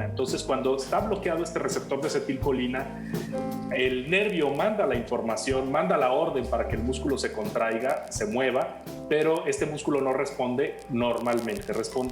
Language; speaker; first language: Spanish; native; Spanish